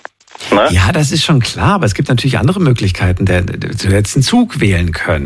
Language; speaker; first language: German; native; German